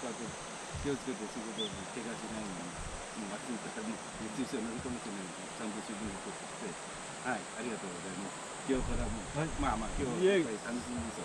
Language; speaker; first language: Japanese; non-native, fluent; Nepali